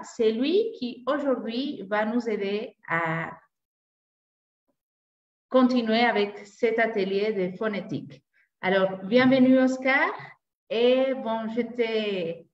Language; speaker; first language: French; non-native, learner; Spanish